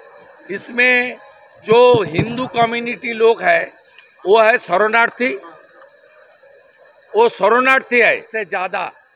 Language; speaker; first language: Hindi; non-native, local second language; Bangla